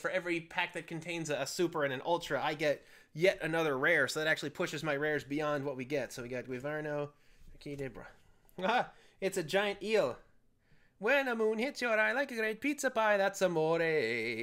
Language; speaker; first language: English; native; English